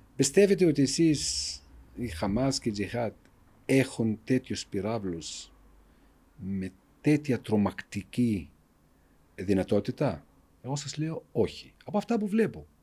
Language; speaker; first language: Greek; non-native, fluent; Arabic